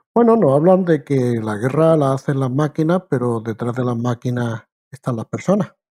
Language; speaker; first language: Spanish; native; Spanish